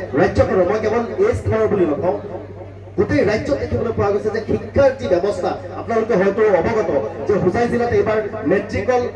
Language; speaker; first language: Assamese; non-native, local second language; Sylheti